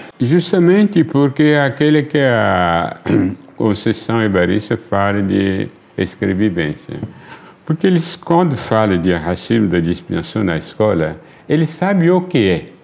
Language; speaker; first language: Portuguese; non-native, fluent; Luba-Lulua